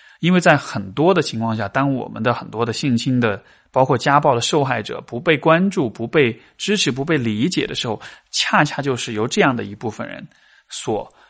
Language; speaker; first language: Chinese; native; Chinese